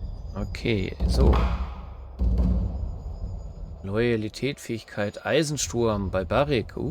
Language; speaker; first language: German; native; German